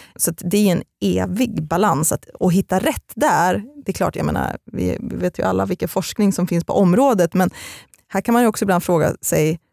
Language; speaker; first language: Swedish; native; Swedish